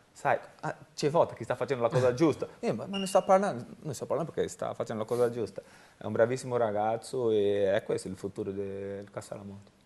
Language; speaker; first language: Italian; non-native, learner; Portuguese